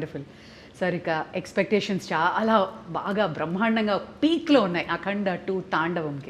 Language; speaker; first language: Telugu; native; Telugu